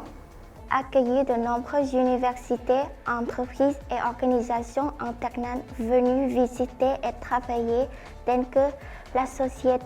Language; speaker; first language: French; non-native, fluent; Vietnamese